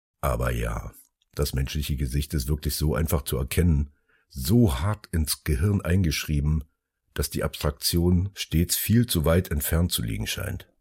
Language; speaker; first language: German; early bilingual, other home language; Finnish